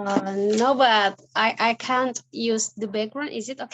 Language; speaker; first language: English; non-native, learner; Indonesian